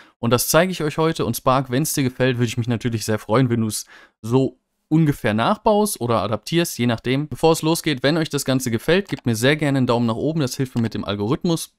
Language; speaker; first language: German; native; German